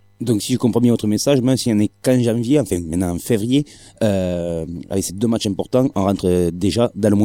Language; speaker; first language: French; native; French